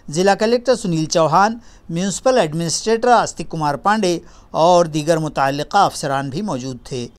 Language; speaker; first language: Urdu; native; Urdu